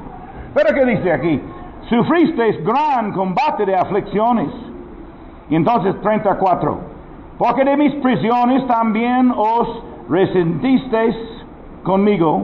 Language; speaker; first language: Spanish; non-native, learner; English